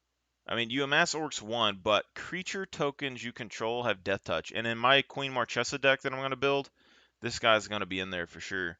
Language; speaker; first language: English; native; English